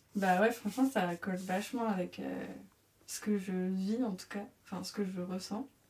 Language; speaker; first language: French; native; French